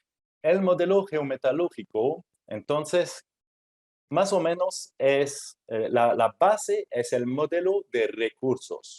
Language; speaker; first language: Spanish; non-native, fluent; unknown